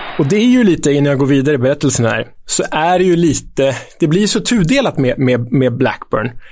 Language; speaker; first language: Swedish; native; Swedish